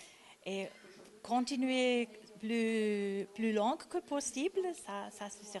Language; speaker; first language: French; non-native, local second language; German